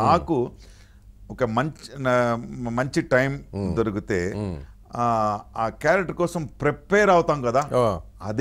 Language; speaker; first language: Telugu; non-native, learner; Tamil